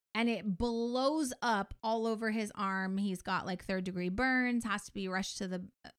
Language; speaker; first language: English; native; English